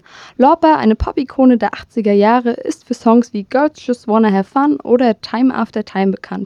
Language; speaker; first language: German; native; German